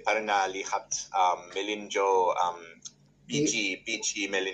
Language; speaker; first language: Indonesian; non-native, learner; English